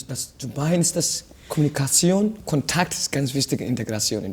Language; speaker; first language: German; non-native, fluent; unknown